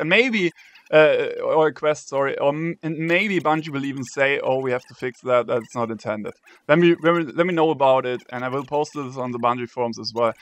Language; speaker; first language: English; non-native, fluent; German